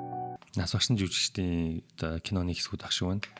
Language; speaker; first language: Mongolian; native; Mongolian